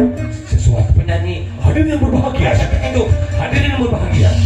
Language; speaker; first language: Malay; non-native, local second language; Sundanese